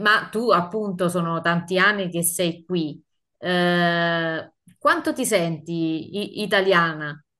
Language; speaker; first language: Italian; native; Italian